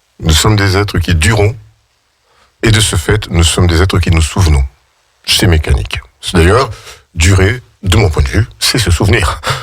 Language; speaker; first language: French; native; French